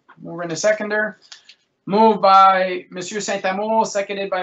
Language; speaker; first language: English; non-native, local second language; French